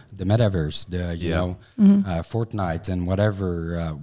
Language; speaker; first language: English; non-native, fluent; French